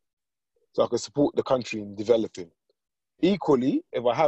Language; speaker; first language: English; native; English